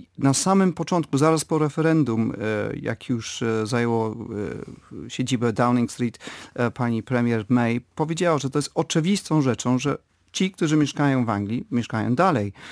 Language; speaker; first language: Polish; early bilingual, heritage; Polish